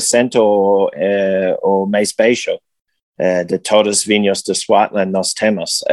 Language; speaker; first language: Portuguese; non-native, learner; English